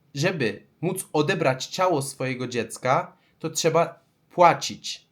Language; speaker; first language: Polish; non-native, fluent; Persian